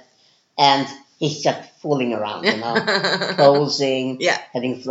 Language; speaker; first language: English; non-native, fluent; German